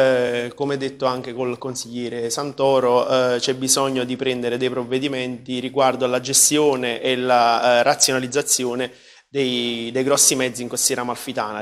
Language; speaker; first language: Italian; native; Italian